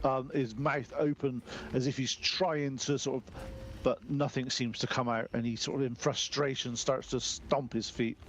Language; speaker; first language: English; native; English